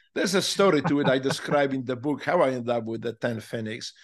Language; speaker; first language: English; non-native, fluent; Polish